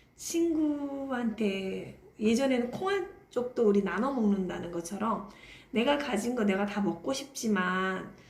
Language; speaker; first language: Korean; native; Korean